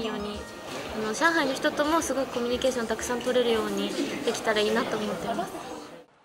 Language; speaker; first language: Japanese; native; Japanese